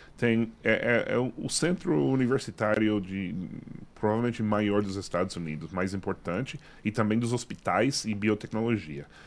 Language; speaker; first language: Portuguese; non-native, fluent; English